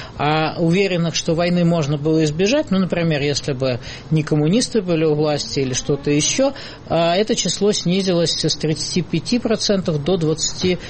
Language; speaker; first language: Russian; native; Russian